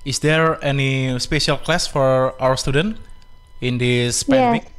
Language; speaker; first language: English; non-native, fluent; Indonesian